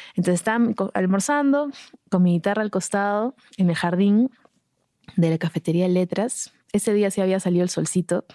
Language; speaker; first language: Spanish; native; Spanish